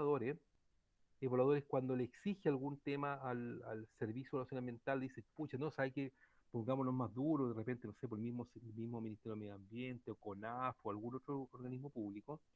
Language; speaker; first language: Spanish; native; Spanish